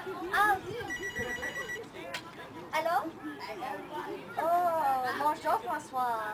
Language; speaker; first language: French; non-native, learner; English